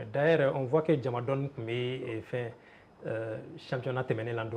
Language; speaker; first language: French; non-native, local second language; Bambara